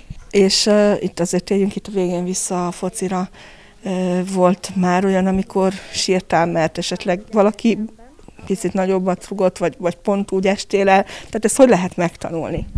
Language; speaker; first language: Hungarian; native; Hungarian